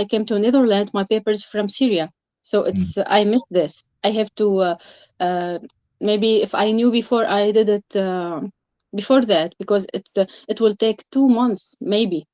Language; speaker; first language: English; non-native, learner; Arabic